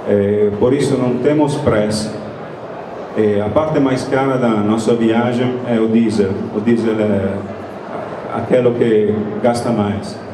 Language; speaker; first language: Portuguese; non-native, fluent; Italian